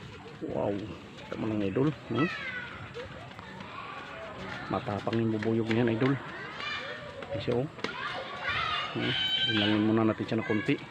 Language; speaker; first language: Filipino; native; Filipino